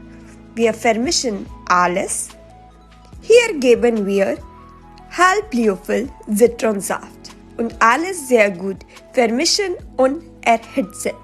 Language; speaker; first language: German; non-native, learner; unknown